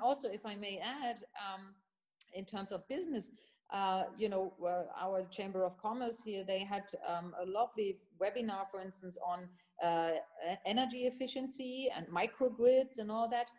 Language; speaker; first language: English; non-native, fluent; German